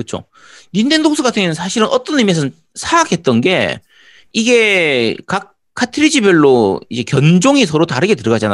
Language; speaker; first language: Korean; native; Korean